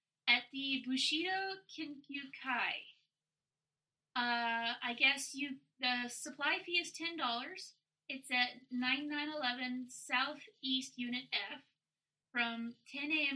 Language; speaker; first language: English; native; English